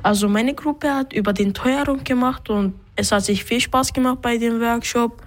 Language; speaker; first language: German; early bilingual, other home language; Turkish